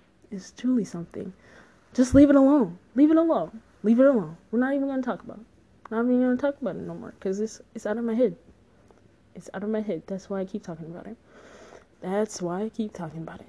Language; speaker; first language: English; native; English